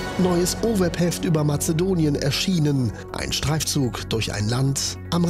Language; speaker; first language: German; native; German